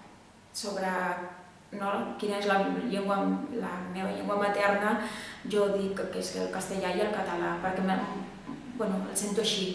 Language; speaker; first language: Catalan; non-native, fluent; Spanish